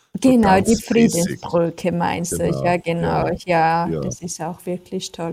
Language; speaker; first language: German; non-native, fluent; Georgian